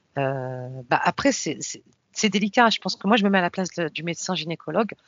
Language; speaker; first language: French; native; French